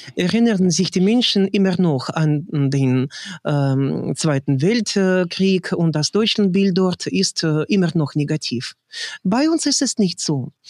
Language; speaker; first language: German; non-native, fluent; Russian